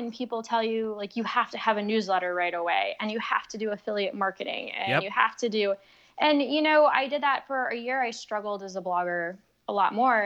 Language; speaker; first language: English; native; English